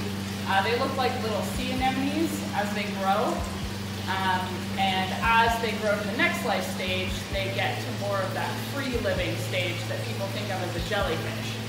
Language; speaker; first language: English; native; English